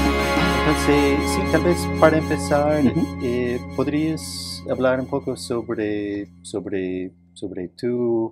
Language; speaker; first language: Spanish; non-native, fluent; English